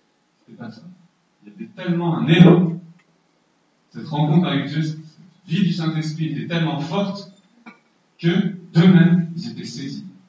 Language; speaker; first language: French; native; French